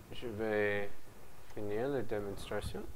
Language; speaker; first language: French; non-native, learner; English